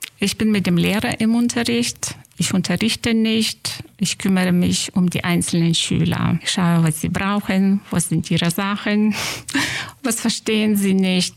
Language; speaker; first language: German; non-native, fluent; Lithuanian